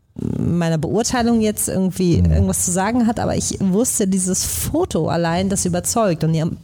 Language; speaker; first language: German; early bilingual, other home language; Danish